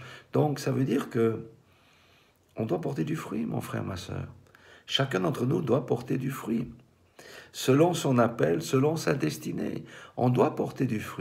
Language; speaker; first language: French; native; French